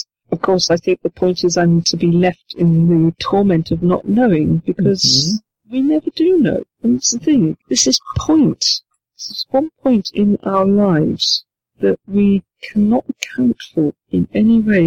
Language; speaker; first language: English; native; English